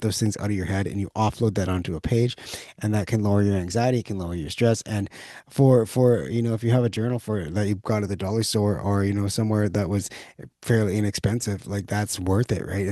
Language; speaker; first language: English; native; English